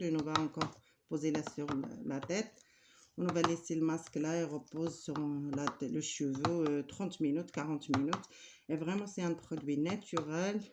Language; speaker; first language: French; non-native, learner; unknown